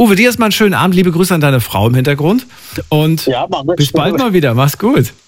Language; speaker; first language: German; native; German